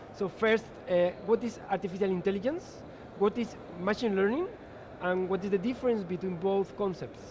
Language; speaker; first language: English; non-native, fluent; Spanish